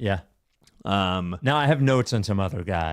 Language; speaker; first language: English; native; English